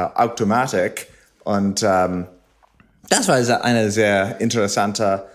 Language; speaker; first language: German; non-native, learner; English